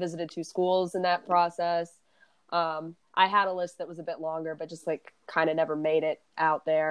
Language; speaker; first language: English; native; English